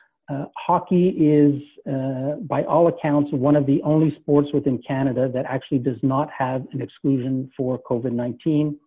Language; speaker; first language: English; native; English